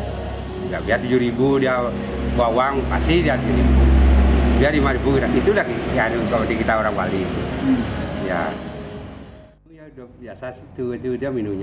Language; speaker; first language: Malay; non-native, local second language; Balinese